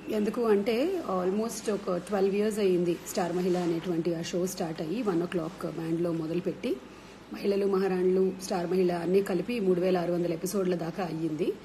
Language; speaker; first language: Telugu; non-native, local second language; Malayalam